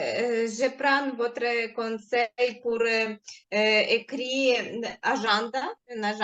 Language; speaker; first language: French; non-native, learner; Ukrainian